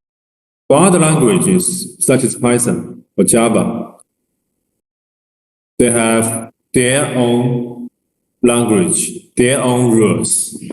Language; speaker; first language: English; non-native, learner; Chinese